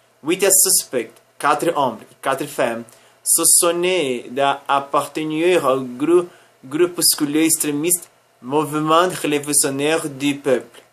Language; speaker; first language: French; non-native, learner; Spanish